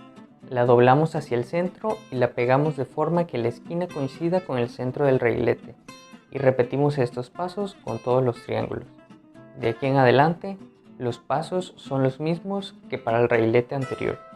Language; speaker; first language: Spanish; native; Spanish